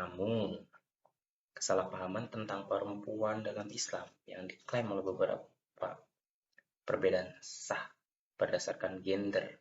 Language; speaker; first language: Indonesian; native; Indonesian